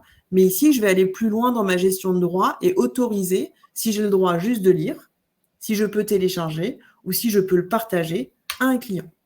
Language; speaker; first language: French; native; French